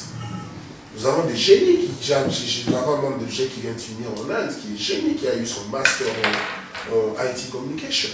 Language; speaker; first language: French; non-native, local second language; Lingala